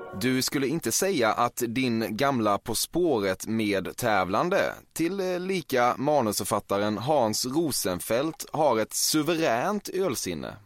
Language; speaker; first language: Swedish; native; Swedish